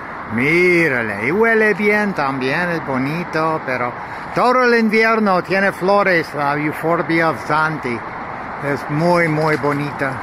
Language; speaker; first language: Spanish; non-native, learner; English